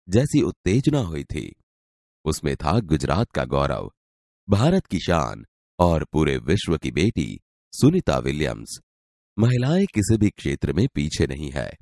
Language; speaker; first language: Hindi; non-native, local second language; Gujarati